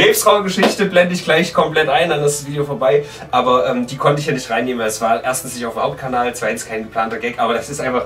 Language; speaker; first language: German; native; German